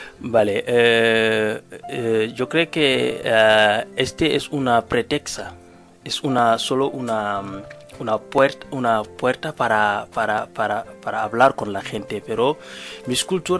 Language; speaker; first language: Spanish; non-native, learner; Wolof